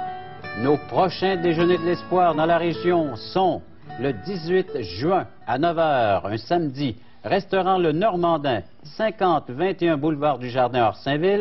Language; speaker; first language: French; native; French